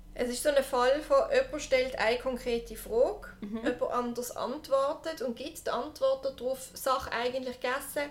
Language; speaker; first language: German; native; German